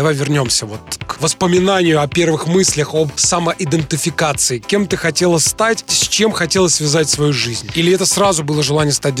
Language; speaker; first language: Russian; native; Russian